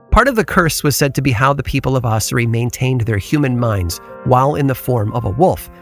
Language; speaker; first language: English; native; English